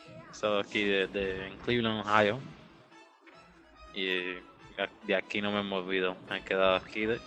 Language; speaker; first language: Spanish; early bilingual, heritage; Spanish